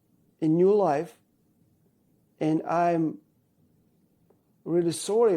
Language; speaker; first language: English; non-native, learner; Ukrainian